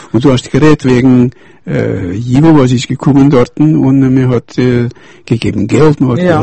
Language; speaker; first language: German; early bilingual, heritage; Yiddish